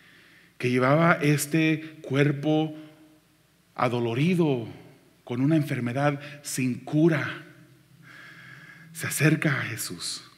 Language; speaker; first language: Spanish; native; Spanish